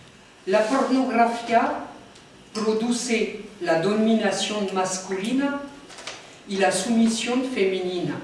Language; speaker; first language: Spanish; non-native, fluent; French